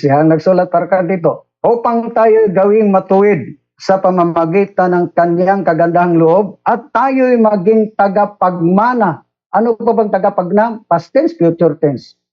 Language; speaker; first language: Filipino; non-native, local second language; Cebuano